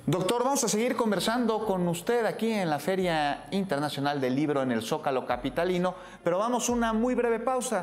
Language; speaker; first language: Spanish; native; Spanish